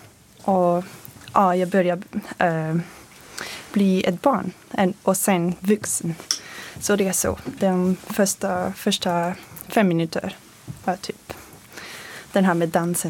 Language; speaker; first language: Swedish; non-native, learner; French